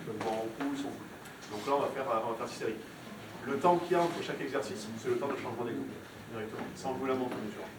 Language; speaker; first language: French; native; French